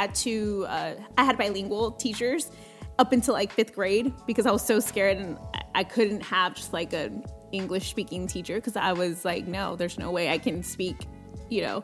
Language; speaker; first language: English; early bilingual, other home language; Spanish